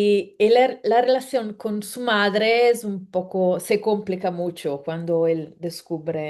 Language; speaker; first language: Spanish; non-native, fluent; Italian